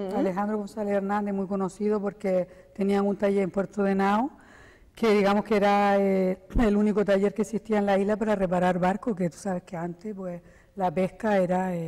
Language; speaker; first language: Spanish; native; Spanish